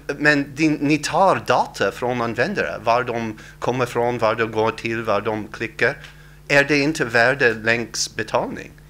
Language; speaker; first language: Swedish; non-native, learner; English